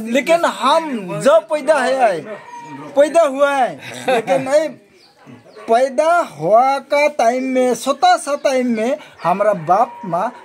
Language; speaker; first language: Hindi; non-native, local second language; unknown